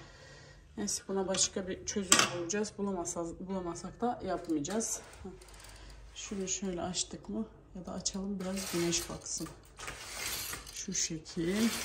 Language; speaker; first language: Turkish; early bilingual, heritage; Turkish